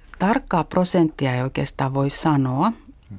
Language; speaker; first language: Finnish; native; Finnish